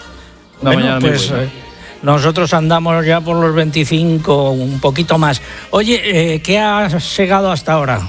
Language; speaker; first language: Spanish; native; Spanish